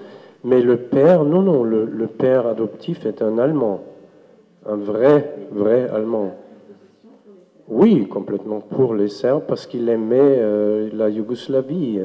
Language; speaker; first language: French; non-native, fluent; German